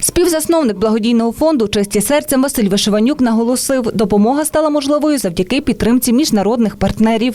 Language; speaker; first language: Ukrainian; native; Ukrainian